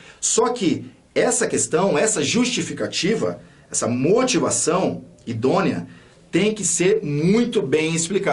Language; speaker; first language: Portuguese; native; Portuguese